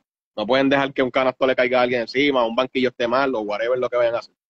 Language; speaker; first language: Spanish; native; Spanish